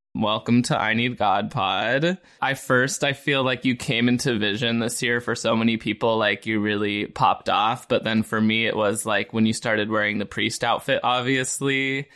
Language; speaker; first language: English; native; English